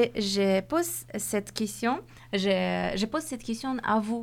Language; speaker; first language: French; non-native, fluent; Persian